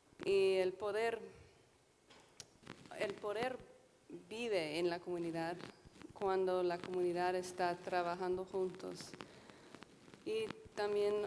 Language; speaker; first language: Spanish; non-native, fluent; English